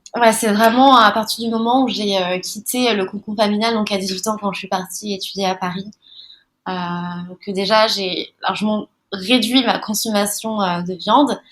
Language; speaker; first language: French; early bilingual, other home language; Malagasy